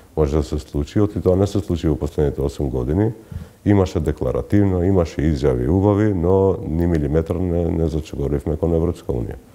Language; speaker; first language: Macedonian; non-native, local second language; Albanian